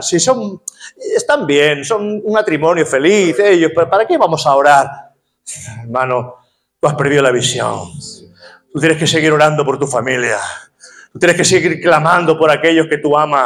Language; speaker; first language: Spanish; native; Spanish